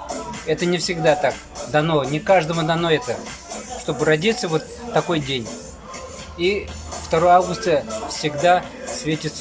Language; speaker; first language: Russian; non-native, local second language; Chuvash